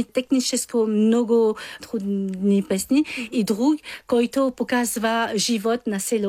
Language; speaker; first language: Bulgarian; non-native, learner; French